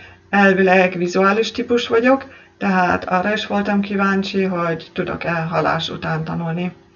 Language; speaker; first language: Hungarian; non-native, fluent; German